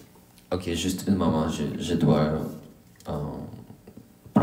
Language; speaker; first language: French; non-native, learner; English